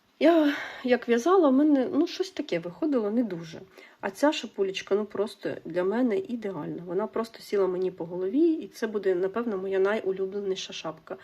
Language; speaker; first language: Ukrainian; non-native, local second language; Russian